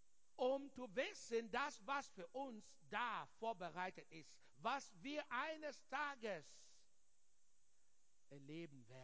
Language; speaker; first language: German; non-native, learner; English